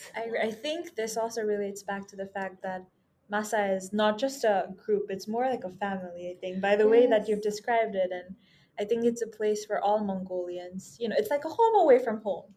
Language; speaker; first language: English; non-native, local second language; Nepali